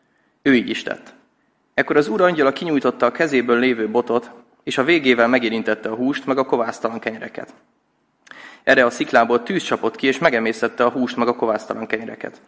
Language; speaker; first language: Hungarian; native; Hungarian